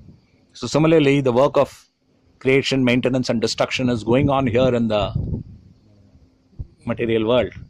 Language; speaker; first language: English; non-native, local second language; Tamil